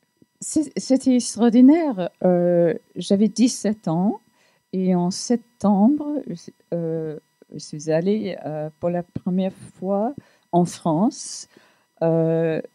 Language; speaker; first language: French; non-native, fluent; English